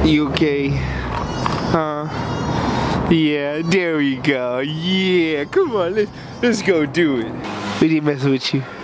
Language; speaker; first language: English; native; English